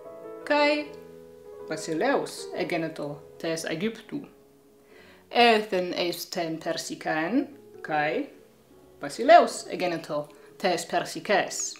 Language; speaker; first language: Greek; non-native, fluent; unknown